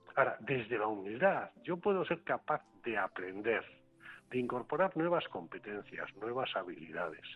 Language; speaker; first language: Spanish; native; Spanish